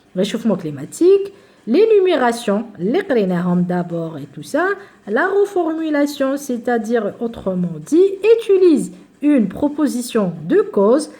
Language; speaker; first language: French; non-native, local second language; Arabic